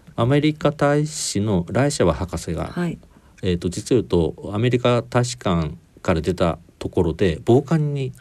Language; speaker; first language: Japanese; native; Japanese